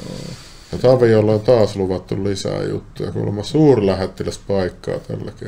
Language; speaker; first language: Finnish; native; Finnish